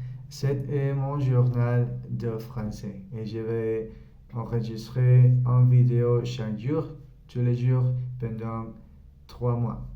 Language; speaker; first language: French; non-native, learner; Spanish